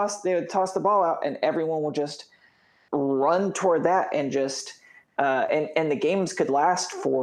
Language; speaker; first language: English; native; English